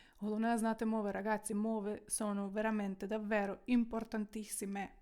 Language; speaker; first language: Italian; non-native, fluent; Ukrainian